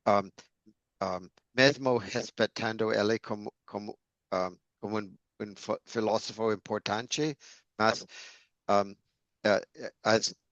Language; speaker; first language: Portuguese; non-native, learner; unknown